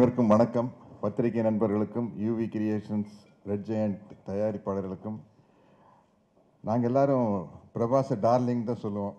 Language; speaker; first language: Tamil; native; Tamil